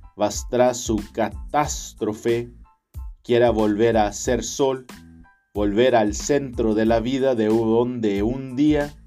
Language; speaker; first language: Spanish; native; Spanish